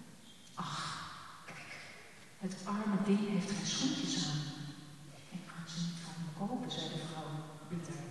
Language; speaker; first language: Dutch; native; Dutch